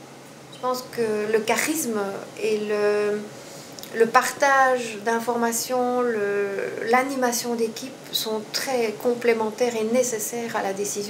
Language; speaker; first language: French; native; French